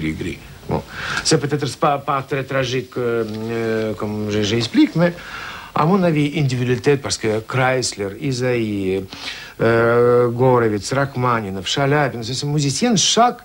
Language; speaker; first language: French; non-native, learner; Russian